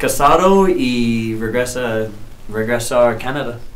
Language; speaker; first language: Spanish; non-native, learner; English